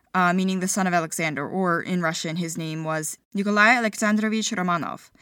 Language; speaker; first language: English; early bilingual, other home language; Ukrainian